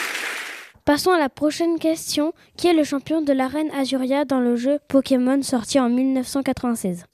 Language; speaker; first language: French; native; French